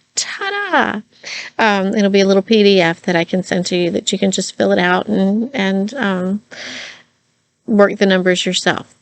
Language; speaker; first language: English; native; English